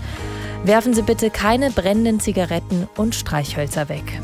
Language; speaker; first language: German; native; German